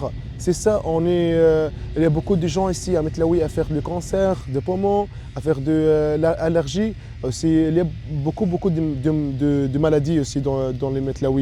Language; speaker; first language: French; non-native, local second language; Arabic